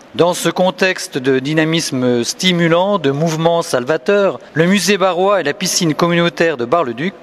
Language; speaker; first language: French; native; French